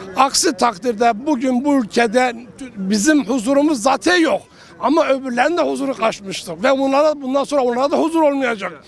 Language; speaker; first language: Turkish; non-native, local second language; Kurdish